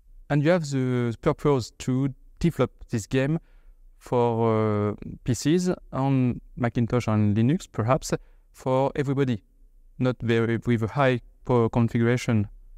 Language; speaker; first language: English; non-native, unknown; French